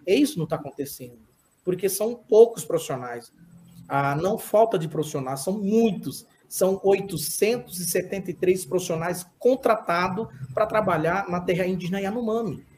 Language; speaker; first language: Portuguese; non-native, local second language; Yanomámi